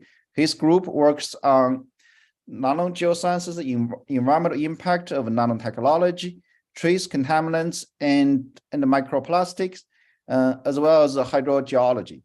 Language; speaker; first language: English; non-native, fluent; Chinese